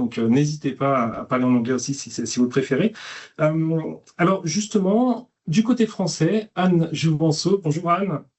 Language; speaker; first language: French; native; French